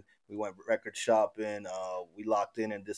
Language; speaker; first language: English; native; English